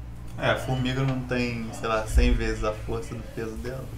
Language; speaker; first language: Portuguese; native; Portuguese